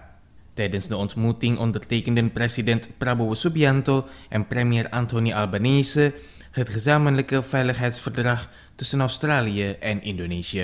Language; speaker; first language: Dutch; non-native, fluent; Indonesian